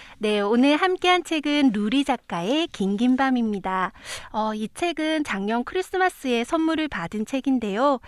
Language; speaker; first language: Korean; native; Korean